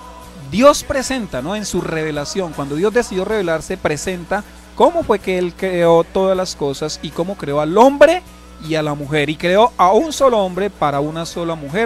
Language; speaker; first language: Spanish; native; Spanish